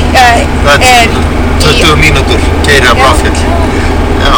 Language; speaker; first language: Icelandic; native; Icelandic